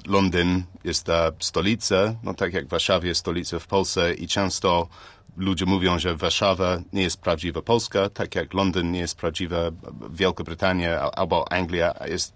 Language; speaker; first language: Polish; non-native, learner; English